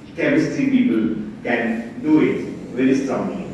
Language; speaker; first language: English; non-native, local second language; Marathi